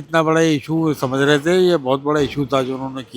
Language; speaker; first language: Hindi; native; Hindi